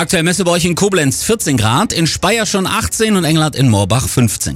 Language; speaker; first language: German; native; German